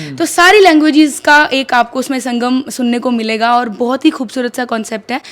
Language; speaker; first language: Hindi; non-native, local second language; Dogri